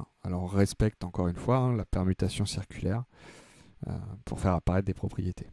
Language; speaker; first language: French; native; French